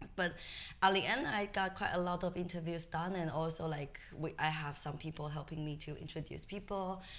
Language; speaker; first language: English; non-native, fluent; Chinese